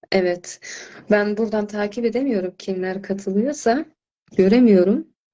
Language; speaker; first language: Turkish; non-native, fluent; Azerbaijani